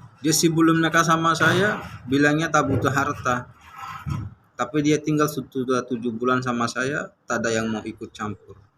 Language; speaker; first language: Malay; non-native, learner; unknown